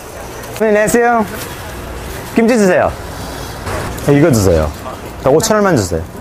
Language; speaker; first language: Korean; non-native, fluent; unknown